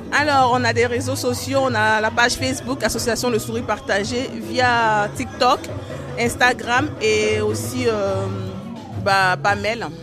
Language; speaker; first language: French; native; French